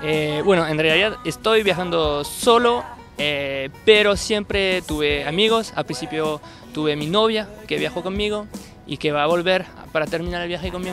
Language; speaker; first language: Spanish; non-native, fluent; French